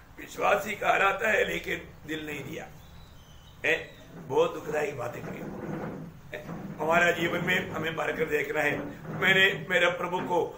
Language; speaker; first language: Hindi; non-native, local second language; Malayalam